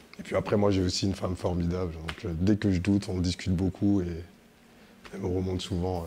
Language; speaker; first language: French; early bilingual, other home language; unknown